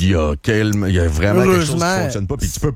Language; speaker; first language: French; native; French